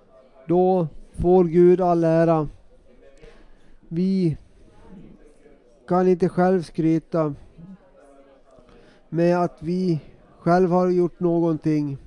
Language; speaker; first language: Swedish; non-native, local second language; Finnish